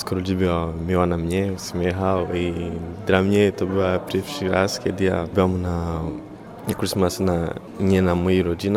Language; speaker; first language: Polish; non-native, learner; Kinyarwanda